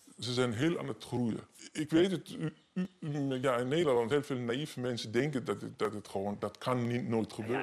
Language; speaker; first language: Dutch; non-native, learner; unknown